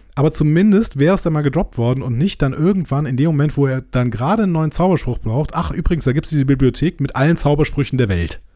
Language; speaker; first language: German; native; German